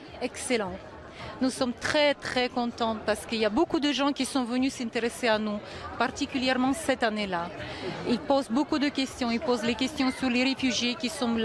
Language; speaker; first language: French; non-native, fluent; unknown